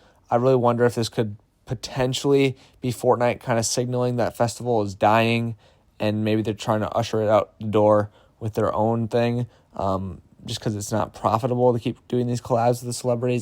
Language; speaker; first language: English; native; English